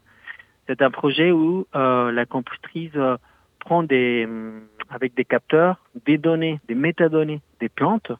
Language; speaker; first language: French; non-native, fluent; Spanish